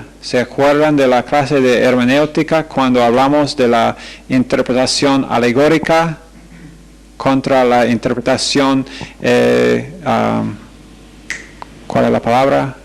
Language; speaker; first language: Spanish; non-native, fluent; English